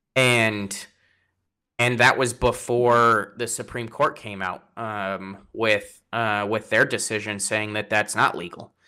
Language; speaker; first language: English; native; English